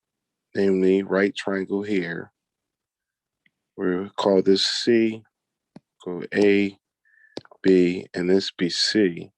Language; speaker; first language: English; native; English